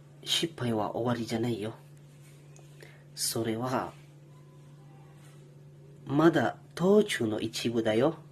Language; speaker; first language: Japanese; non-native, learner; Indonesian